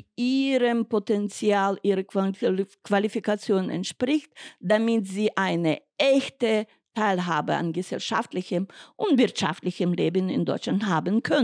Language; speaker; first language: German; non-native, fluent; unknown